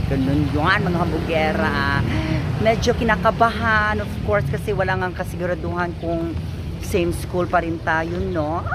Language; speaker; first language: Filipino; native; Filipino